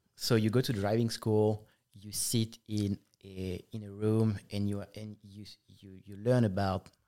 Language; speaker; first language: English; non-native, fluent; French